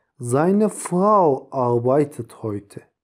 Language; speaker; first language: German; non-native, fluent; Turkish